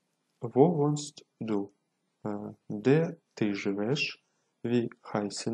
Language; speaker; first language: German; non-native, fluent; Ukrainian